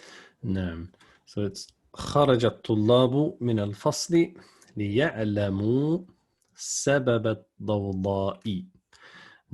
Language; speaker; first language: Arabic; non-native, fluent; English